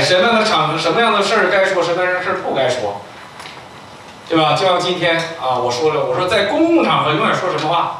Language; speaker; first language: Chinese; native; Chinese